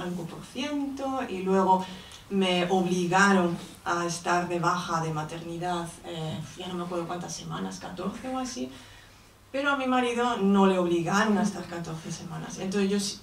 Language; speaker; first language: Spanish; native; Spanish